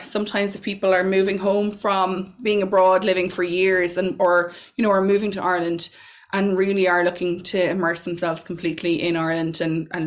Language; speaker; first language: English; native; English